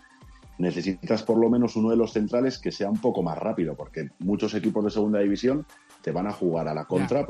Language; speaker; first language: Spanish; native; Spanish